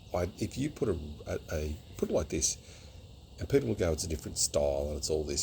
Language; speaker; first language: English; native; English